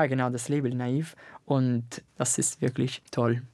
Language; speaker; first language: German; non-native, learner; Italian